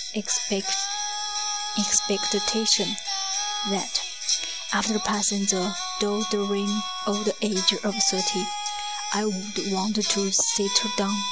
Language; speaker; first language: English; non-native, learner; Chinese